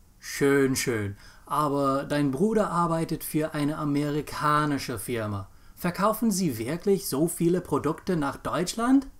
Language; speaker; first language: German; non-native, fluent; English